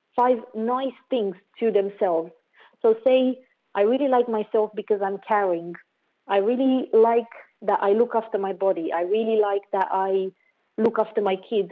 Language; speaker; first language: English; non-native, fluent; Romanian